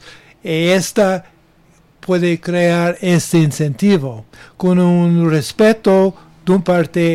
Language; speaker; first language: Spanish; non-native, learner; English